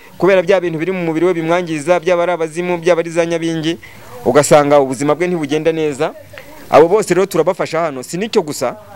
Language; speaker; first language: Kinyarwanda; native; Kinyarwanda